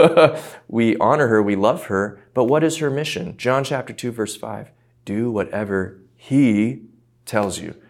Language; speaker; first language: English; early bilingual, other home language; Korean